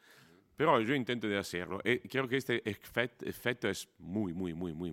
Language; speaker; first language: Spanish; non-native, fluent; Italian